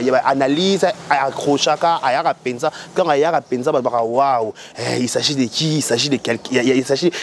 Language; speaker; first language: French; non-native, local second language; Lingala